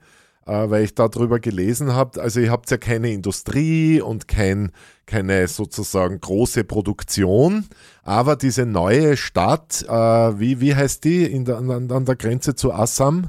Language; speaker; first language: German; native; German